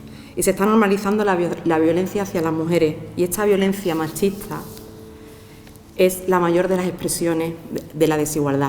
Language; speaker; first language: Spanish; native; Spanish